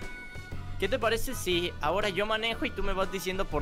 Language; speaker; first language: Spanish; native; Spanish